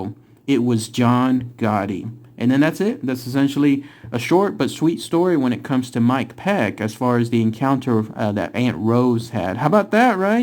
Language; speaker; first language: English; native; English